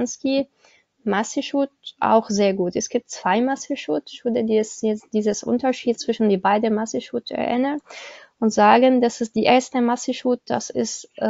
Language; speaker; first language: German; non-native, learner; Arabic